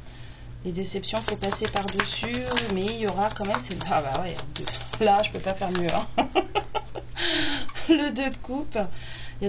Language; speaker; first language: French; native; French